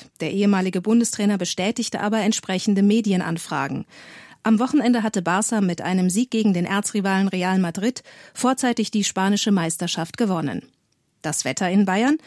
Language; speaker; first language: German; native; German